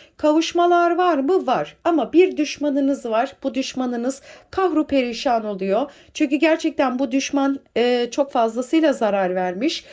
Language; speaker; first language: Turkish; native; Turkish